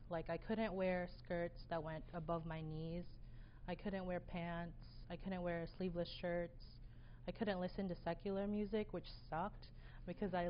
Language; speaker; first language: English; early bilingual, other home language; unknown